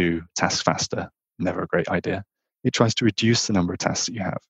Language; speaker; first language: English; native; English